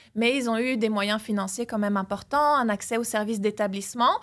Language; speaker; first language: French; native; French